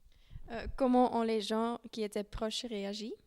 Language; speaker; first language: French; non-native, learner; Dutch